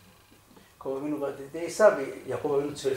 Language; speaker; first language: German; non-native, fluent; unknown